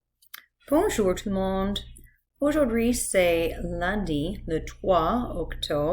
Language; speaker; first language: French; non-native, fluent; English